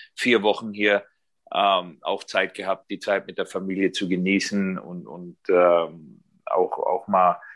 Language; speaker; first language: German; native; German